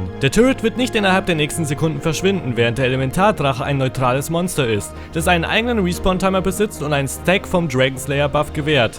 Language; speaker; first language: German; native; German